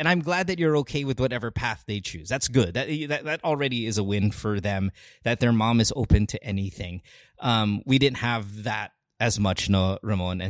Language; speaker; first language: English; non-native, local second language; Filipino